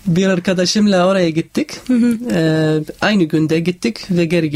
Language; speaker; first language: Turkish; non-native, fluent; Arabic